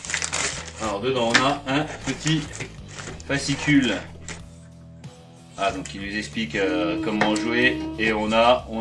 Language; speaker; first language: French; native; French